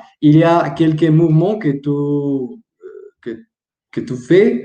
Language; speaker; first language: French; non-native, learner; Spanish